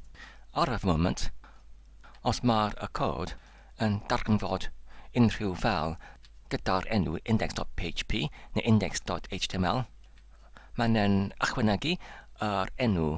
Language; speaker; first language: Welsh; non-native, learner; English